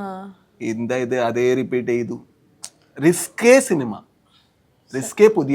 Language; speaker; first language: Malayalam; non-native, learner; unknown